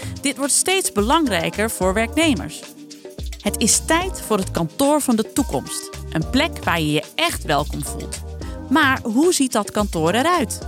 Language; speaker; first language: Dutch; native; Dutch